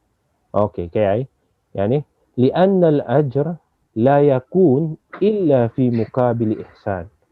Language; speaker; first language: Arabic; non-native, fluent; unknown